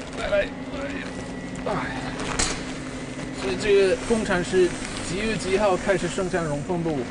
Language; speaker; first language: Chinese; non-native, fluent; English